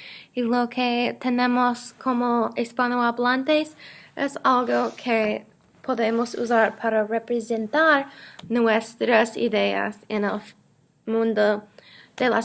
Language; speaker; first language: Spanish; non-native, learner; English